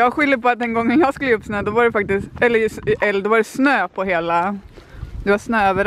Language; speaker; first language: Swedish; native; Swedish